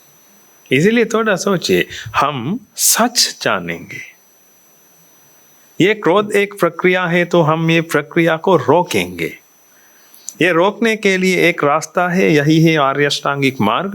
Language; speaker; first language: Hindi; non-native, fluent; Sinhala